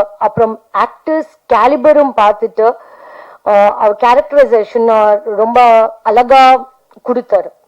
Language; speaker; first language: Tamil; non-native, learner; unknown